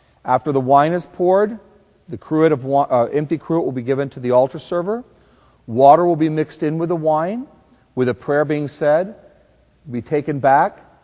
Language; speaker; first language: English; native; English